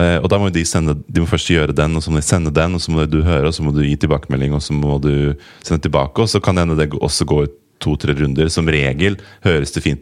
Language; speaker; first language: Norwegian; native; Norwegian